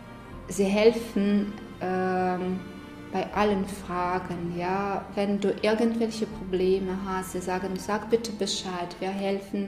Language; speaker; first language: German; non-native, fluent; Ukrainian